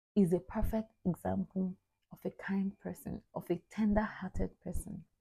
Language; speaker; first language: English; non-native, local second language; Igbo